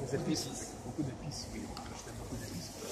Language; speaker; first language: French; non-native, fluent; Russian